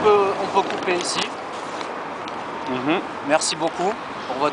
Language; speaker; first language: French; native; French